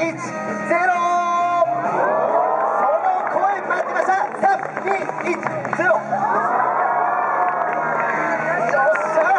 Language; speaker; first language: Japanese; native; Japanese